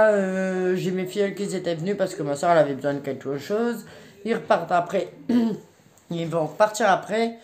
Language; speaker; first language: French; native; French